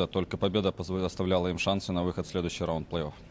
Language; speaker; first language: Russian; native; Russian